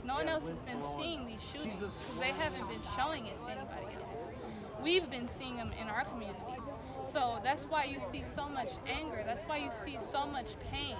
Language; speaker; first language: English; native; English